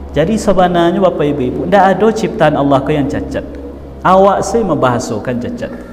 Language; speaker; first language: Malay; non-native, local second language; Minangkabau